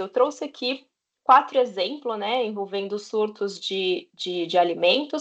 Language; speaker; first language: Portuguese; native; Portuguese